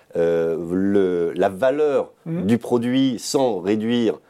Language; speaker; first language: French; native; French